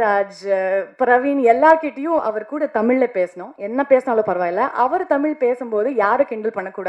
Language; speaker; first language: Tamil; non-native, learner; Kannada